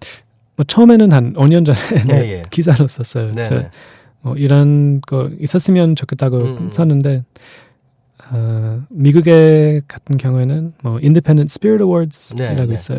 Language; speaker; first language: Korean; non-native, fluent; English